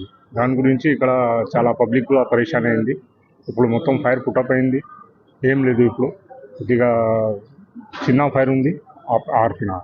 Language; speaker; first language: Telugu; non-native, local second language; Urdu